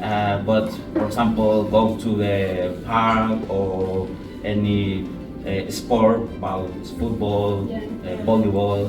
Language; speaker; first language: English; non-native, learner; Spanish